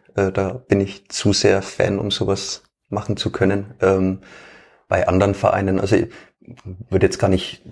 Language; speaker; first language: German; native; German